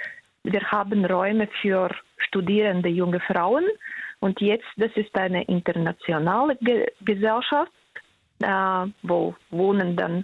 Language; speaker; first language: German; non-native, fluent; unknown